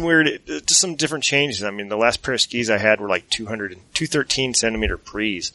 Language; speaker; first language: English; native; English